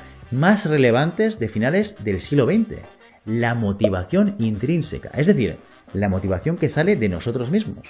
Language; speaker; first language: Spanish; native; Spanish